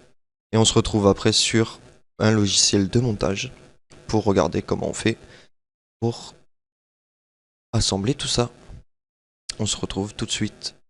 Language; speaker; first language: French; native; French